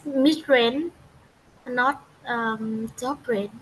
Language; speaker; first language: English; non-native, learner; Vietnamese